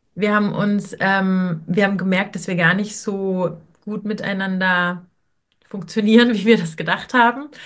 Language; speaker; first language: German; native; German